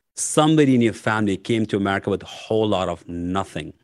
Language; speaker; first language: English; non-native, local second language; Hindi